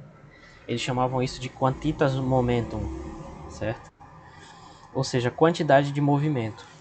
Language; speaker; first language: Portuguese; native; Portuguese